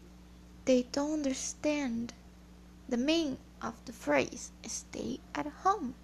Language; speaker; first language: English; non-native, learner; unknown